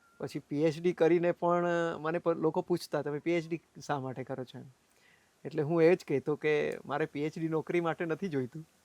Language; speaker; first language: Gujarati; non-native, local second language; Bhili